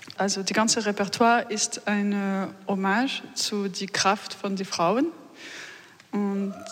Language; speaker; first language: German; non-native, fluent; French